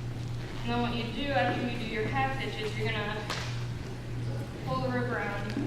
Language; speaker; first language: English; native; English